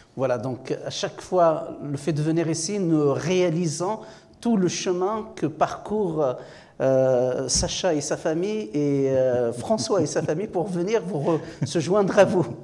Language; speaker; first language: French; non-native, local second language; Kabyle